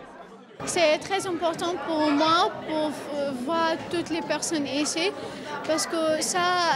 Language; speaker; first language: French; non-native, learner; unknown